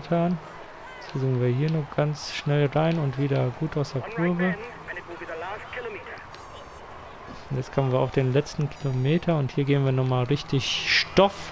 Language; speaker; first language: German; native; German